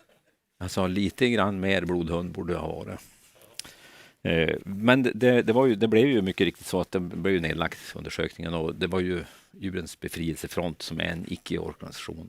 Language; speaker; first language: Swedish; native; Swedish